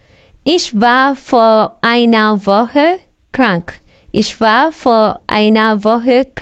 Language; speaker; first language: German; non-native, fluent; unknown